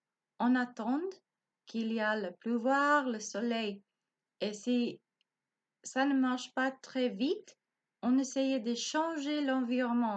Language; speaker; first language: French; non-native, learner; Spanish